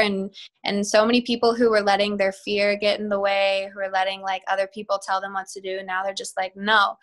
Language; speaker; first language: English; native; English